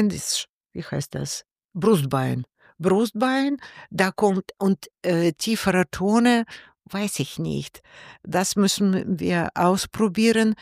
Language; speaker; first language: German; non-native, learner; Russian